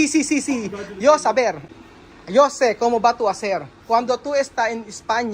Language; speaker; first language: Spanish; non-native, learner; Filipino